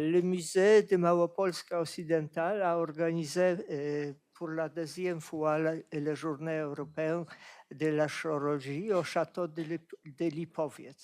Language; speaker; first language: French; non-native, fluent; Polish